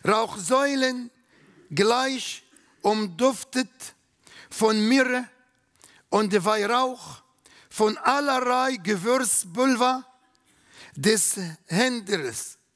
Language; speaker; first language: German; non-native, learner; Arabic